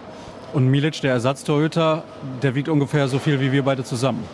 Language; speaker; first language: German; native; German